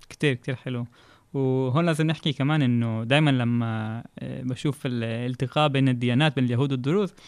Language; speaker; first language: Arabic; non-native, fluent; Hebrew